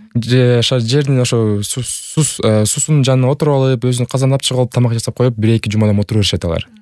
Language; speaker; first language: Kyrgyz; native; Kyrgyz